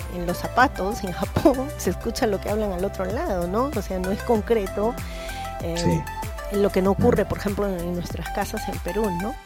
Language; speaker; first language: Spanish; native; Spanish